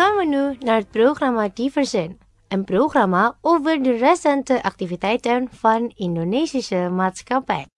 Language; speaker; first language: Dutch; non-native, learner; Indonesian